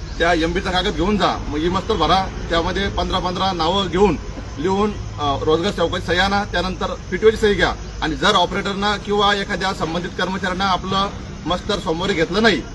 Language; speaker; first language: Marathi; native; Marathi